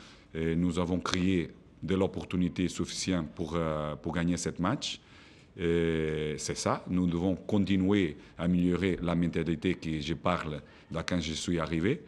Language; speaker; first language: French; non-native, fluent; Portuguese